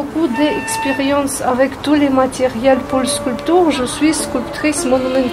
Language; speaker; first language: French; non-native, learner; Ukrainian